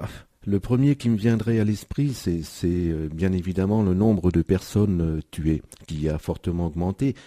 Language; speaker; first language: French; native; French